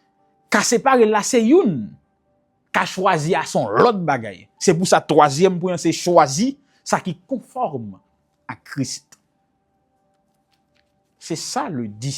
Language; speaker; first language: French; non-native, local second language; Haitian Creole